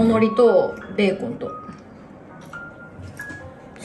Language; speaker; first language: Japanese; native; Japanese